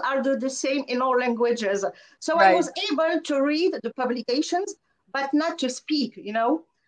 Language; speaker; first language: English; non-native, fluent; French